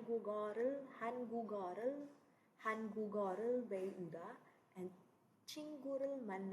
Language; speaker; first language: Korean; non-native, fluent; Cebuano